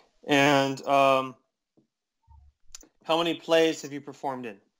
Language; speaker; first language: English; native; English